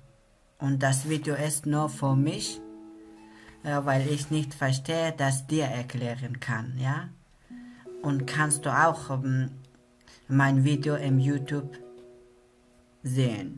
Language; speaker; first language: German; non-native, learner; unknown